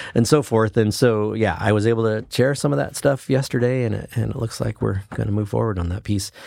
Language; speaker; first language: English; native; English